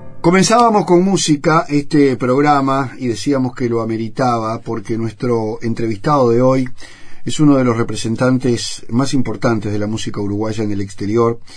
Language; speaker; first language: Spanish; native; Spanish